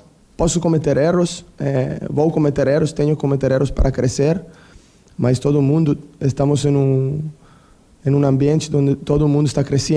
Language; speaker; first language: Portuguese; non-native, fluent; Italian